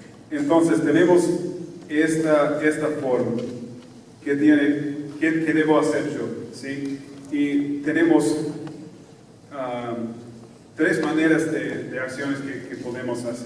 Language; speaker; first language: Spanish; non-native, fluent; English